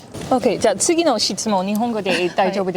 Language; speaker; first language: Japanese; non-native, fluent; English